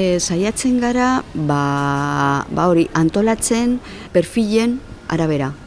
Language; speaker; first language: Basque; non-native, local second language; Spanish